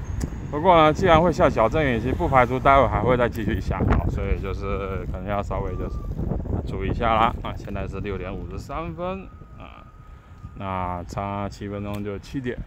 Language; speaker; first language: Chinese; native; Chinese